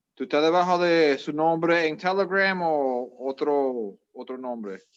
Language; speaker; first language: Spanish; early bilingual, heritage; Spanish